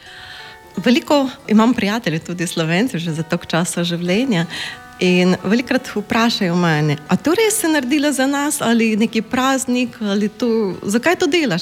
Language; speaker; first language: Slovenian; non-native, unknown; Ukrainian